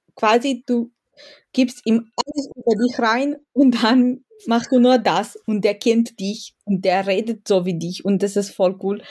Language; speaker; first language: German; non-native, fluent; Romanian